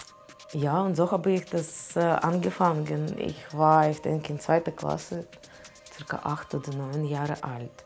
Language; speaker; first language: German; non-native, learner; Russian